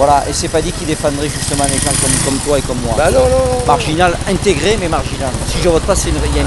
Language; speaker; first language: French; native; French